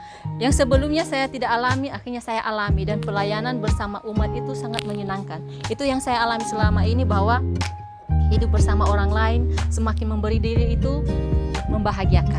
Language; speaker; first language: Indonesian; non-native, local second language; Nias